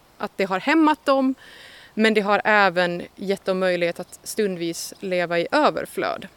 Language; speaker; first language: Swedish; native; Swedish